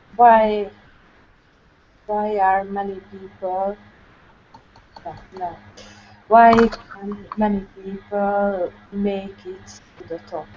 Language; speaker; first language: English; non-native, learner; Hungarian